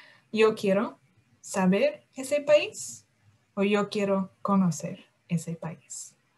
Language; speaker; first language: Spanish; non-native, fluent; English